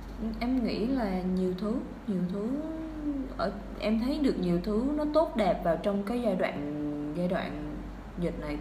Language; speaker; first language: Vietnamese; native; Vietnamese